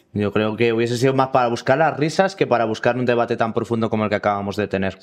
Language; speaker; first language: Spanish; native; Spanish